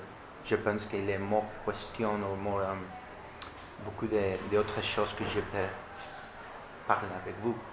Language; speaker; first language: French; non-native, learner; Spanish